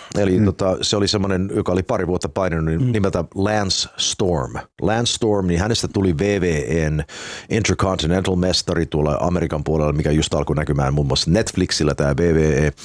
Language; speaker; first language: Finnish; early bilingual, heritage; Finnish